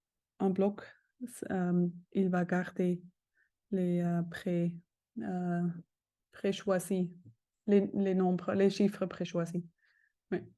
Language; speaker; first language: French; non-native, fluent; German